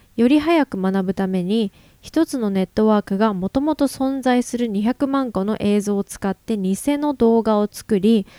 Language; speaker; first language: Japanese; native; Japanese